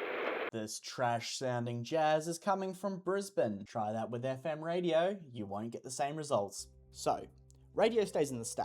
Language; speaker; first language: English; native; English